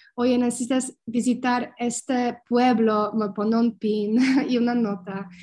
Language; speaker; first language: Spanish; non-native, learner; Polish